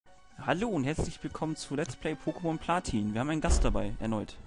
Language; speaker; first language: German; native; German